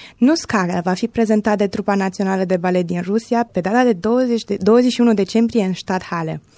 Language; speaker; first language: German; non-native, fluent; Romanian